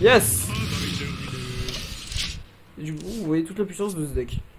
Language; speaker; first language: French; native; French